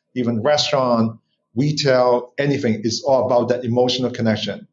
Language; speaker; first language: English; non-native, local second language; Cantonese